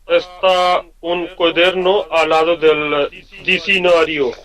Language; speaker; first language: Spanish; non-native, learner; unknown